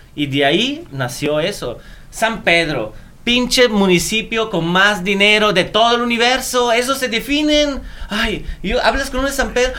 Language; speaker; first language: Spanish; non-native, fluent; Italian